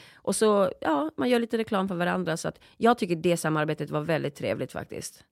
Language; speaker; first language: Swedish; early bilingual, other home language; Polish